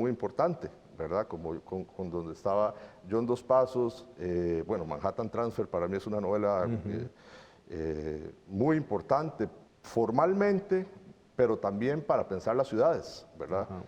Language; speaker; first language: Spanish; native; Spanish